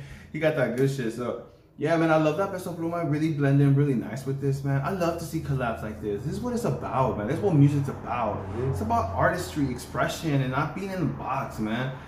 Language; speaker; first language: English; early bilingual, other home language; Spanish